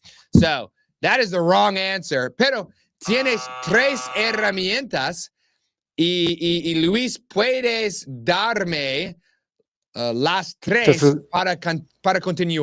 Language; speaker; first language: Spanish; non-native, learner; English